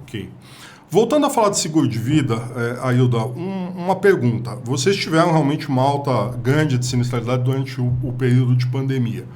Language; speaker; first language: Portuguese; native; Portuguese